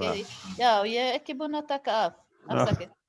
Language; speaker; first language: Icelandic; non-native, learner; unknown